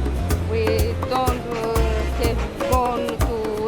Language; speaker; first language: English; non-native, learner; Greek